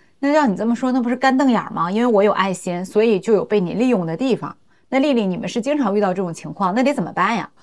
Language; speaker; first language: Chinese; native; Chinese